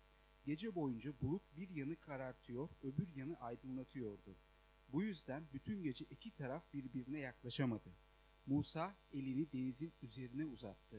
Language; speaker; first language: Turkish; native; Turkish